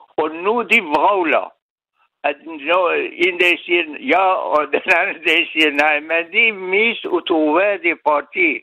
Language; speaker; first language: Danish; non-native, learner; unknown